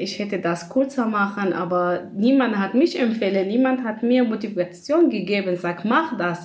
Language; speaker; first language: German; non-native, learner; Kurdish